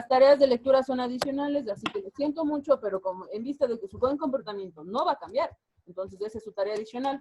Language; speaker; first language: Spanish; native; Spanish